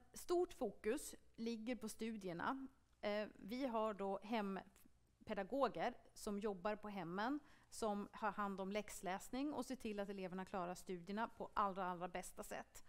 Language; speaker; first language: Swedish; native; Swedish